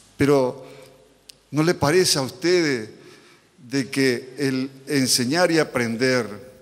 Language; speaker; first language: Spanish; native; Spanish